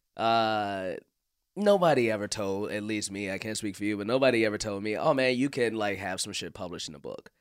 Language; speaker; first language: English; native; English